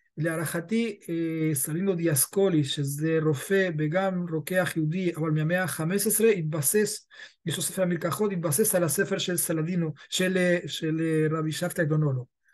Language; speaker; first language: Hebrew; early bilingual, other home language; Spanish